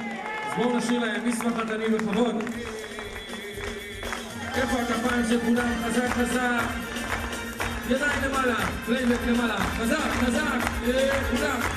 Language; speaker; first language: Hebrew; native; Hebrew